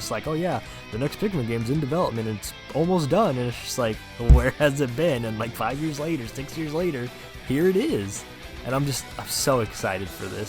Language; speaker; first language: English; native; English